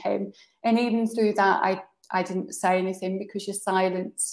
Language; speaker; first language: English; native; English